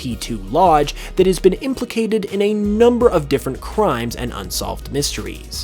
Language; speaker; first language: English; native; English